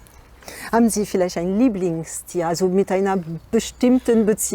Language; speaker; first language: German; non-native, fluent; French